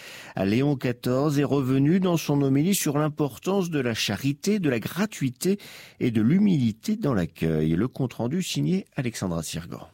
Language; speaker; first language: French; native; French